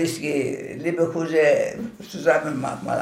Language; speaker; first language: German; non-native, learner; Greek